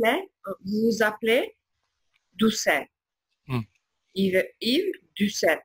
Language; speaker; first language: French; non-native, learner; Albanian